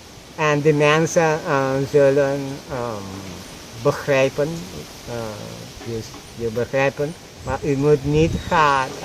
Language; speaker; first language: Dutch; non-native, local second language; Papiamento